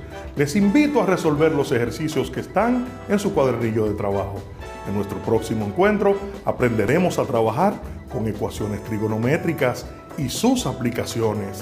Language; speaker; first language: Spanish; native; Spanish